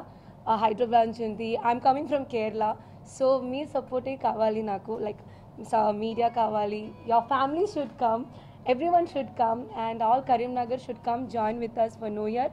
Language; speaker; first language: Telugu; non-native, local second language; Malayalam